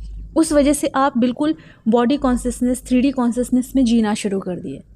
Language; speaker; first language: Hindi; native; Hindi